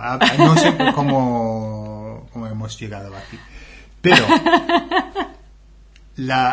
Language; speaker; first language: Spanish; non-native, fluent; English